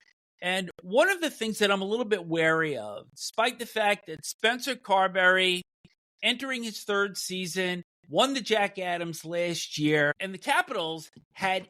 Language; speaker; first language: English; native; English